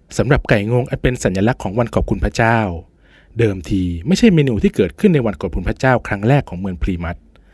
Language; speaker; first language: Thai; native; Thai